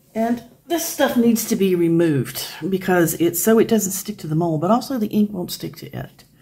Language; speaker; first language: English; native; English